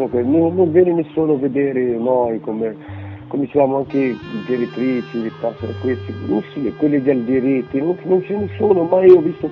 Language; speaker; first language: Italian; non-native, learner; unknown